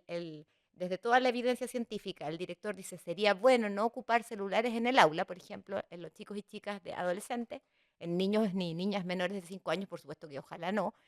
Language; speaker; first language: Spanish; native; Spanish